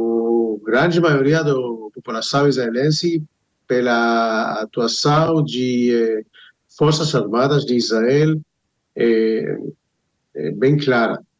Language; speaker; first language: Portuguese; non-native, fluent; Hebrew